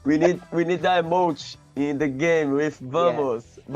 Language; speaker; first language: English; non-native, learner; Portuguese